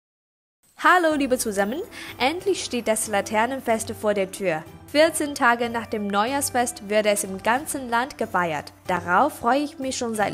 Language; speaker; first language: German; non-native, learner; Chinese